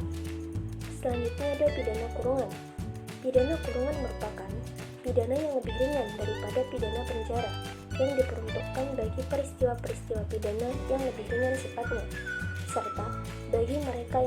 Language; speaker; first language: Indonesian; native; Indonesian